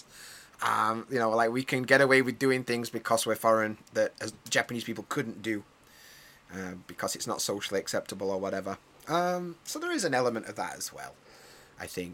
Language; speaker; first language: English; native; English